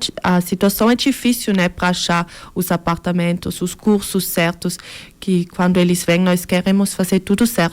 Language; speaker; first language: Portuguese; early bilingual, heritage; Portuguese